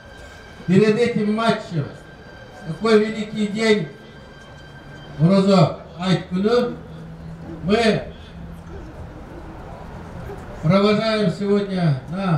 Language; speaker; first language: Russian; non-native, local second language; Kyrgyz